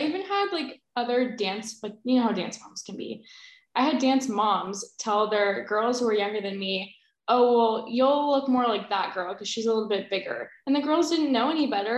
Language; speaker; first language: English; native; English